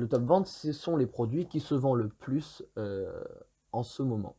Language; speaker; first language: French; native; French